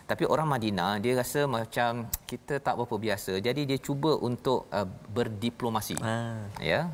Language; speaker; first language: Malay; native; Malay